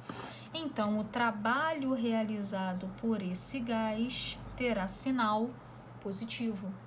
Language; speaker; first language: Portuguese; native; Portuguese